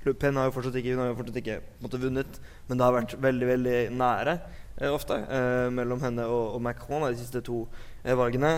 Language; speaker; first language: Norwegian; native; Norwegian